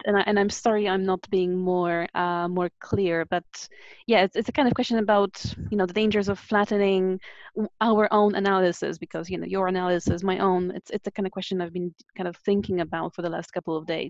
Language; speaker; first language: English; non-native, fluent; Polish